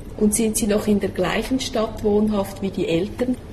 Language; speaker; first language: German; native; German